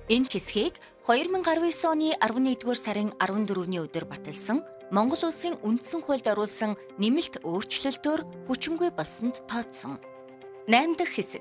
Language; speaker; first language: Mongolian; native; Mongolian